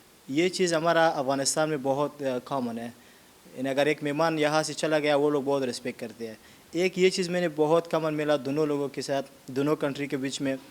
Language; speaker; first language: Hindi; non-native, learner; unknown